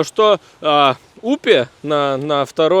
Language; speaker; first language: Russian; non-native, local second language; Lithuanian